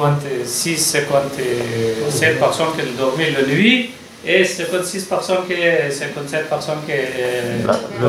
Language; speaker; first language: French; non-native, learner; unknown